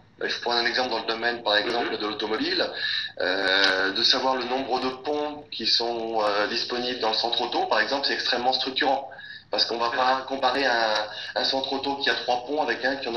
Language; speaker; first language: French; native; French